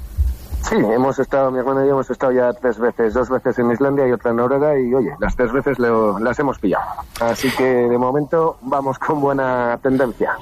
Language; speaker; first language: Spanish; native; Spanish